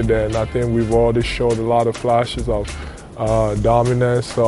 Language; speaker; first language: English; non-native, local second language; French